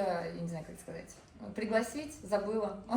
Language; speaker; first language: Russian; native; Russian